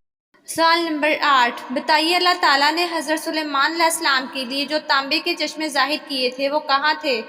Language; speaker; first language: Urdu; native; Urdu